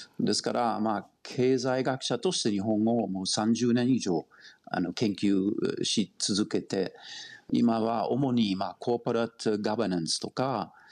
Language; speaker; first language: Japanese; non-native, fluent; German